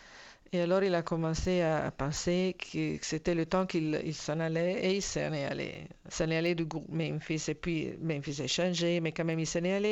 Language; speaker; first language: French; non-native, fluent; Italian